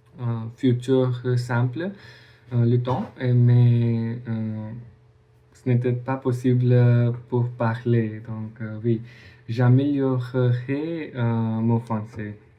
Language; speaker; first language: French; non-native, learner; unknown